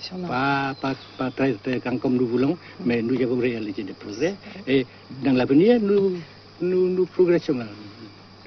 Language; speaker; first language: French; non-native, fluent; Vietnamese